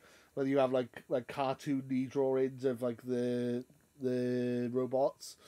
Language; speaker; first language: English; native; English